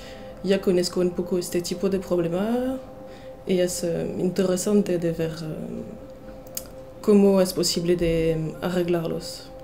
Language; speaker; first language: Spanish; non-native, learner; French